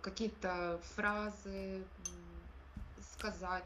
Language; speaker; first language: Russian; non-native, local second language; Ukrainian